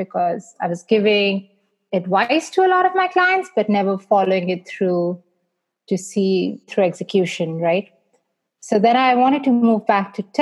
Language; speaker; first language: English; non-native, local second language; Hindi